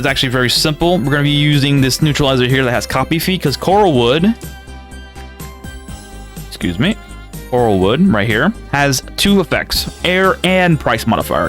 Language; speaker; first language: English; native; English